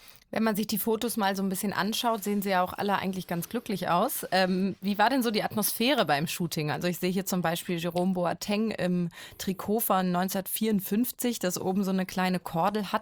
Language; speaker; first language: German; native; German